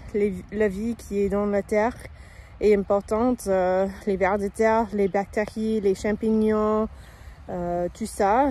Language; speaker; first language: French; non-native, fluent; English